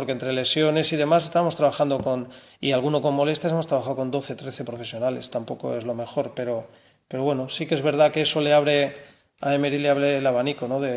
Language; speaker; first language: Spanish; native; Spanish